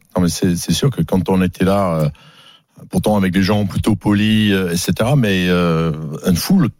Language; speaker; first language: French; early bilingual, other home language; English